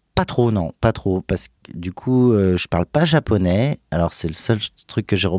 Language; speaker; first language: French; native; French